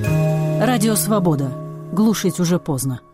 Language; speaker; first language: Russian; non-native, fluent; English